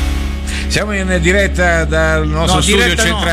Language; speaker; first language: Italian; native; Italian